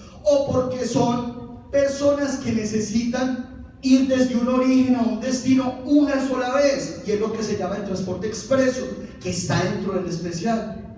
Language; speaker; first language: Spanish; native; Spanish